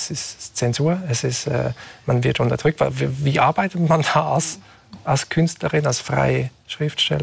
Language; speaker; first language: German; native; German